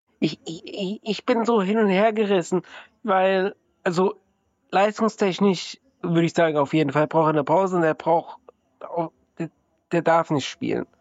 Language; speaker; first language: German; native; German